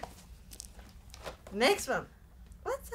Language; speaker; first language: English; non-native, fluent; Spanish